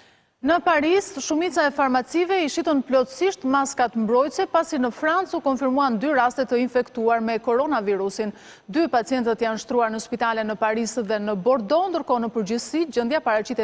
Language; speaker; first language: Albanian; native; Albanian